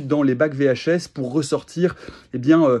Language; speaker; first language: French; native; French